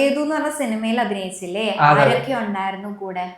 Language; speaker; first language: Malayalam; native; Malayalam